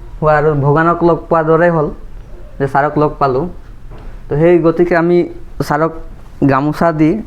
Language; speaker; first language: Assamese; non-native, local second language; Sadri